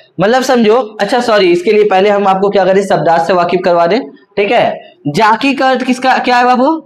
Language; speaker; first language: Hindi; native; Hindi